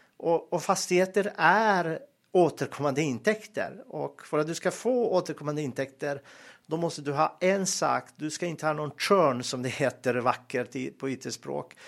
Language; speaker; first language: Swedish; non-native, fluent; Serbian